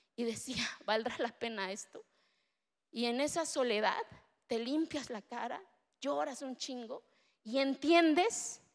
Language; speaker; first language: Spanish; early bilingual, other home language; Zapotec